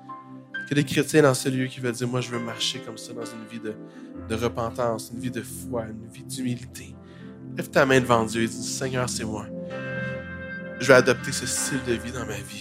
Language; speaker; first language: French; native; French